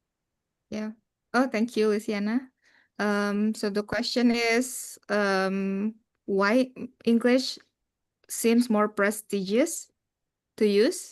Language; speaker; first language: English; non-native, fluent; Indonesian